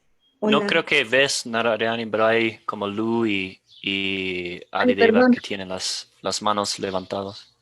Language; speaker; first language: Spanish; non-native, fluent; English